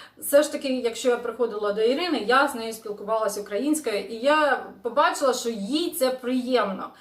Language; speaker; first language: Ukrainian; non-native, local second language; Russian